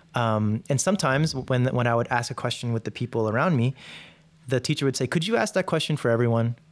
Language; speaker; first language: English; native; English